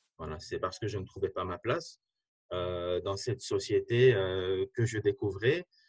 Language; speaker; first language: French; non-native, local second language; Arabic